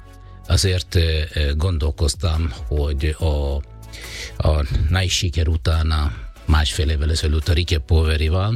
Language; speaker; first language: Hungarian; non-native, learner; Italian